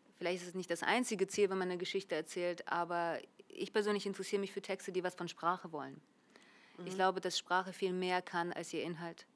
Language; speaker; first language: German; early bilingual, other home language; Russian